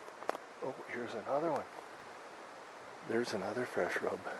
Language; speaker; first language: English; native; English